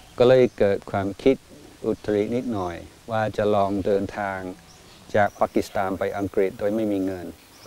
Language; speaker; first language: Thai; non-native, fluent; English